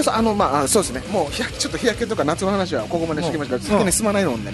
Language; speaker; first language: Japanese; native; Japanese